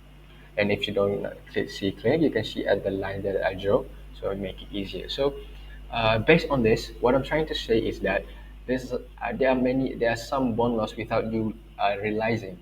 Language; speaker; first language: English; non-native, local second language; Malay